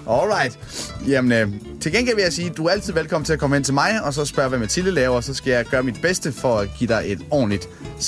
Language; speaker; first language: Danish; native; Danish